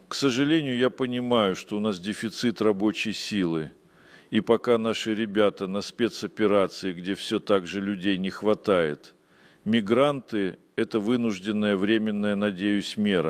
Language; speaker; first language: Russian; native; Russian